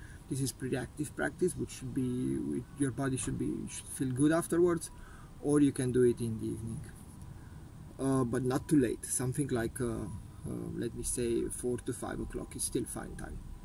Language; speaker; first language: English; non-native, fluent; Romanian